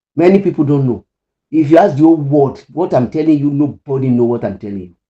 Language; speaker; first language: English; non-native, local second language; Yoruba